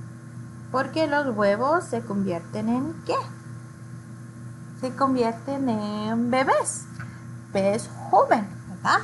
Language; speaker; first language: Spanish; early bilingual, heritage; Spanish